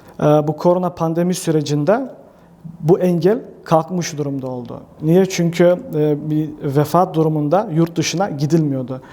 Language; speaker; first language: Turkish; early bilingual, heritage; Turkish